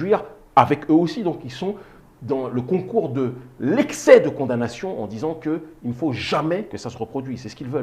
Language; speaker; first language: French; native; French